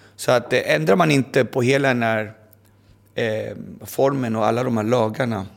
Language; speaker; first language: Swedish; early bilingual, other home language; Spanish